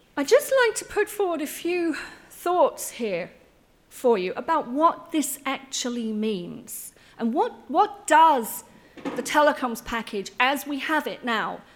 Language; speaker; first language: English; native; English